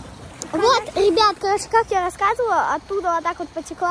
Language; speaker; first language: Russian; early bilingual, heritage; Russian